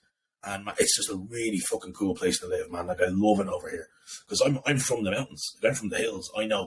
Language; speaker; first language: English; native; English